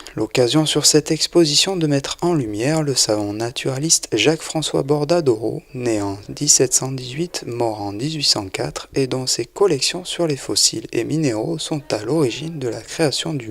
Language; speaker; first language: French; native; French